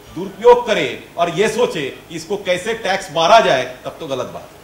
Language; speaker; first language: Hindi; non-native, local second language; Bangla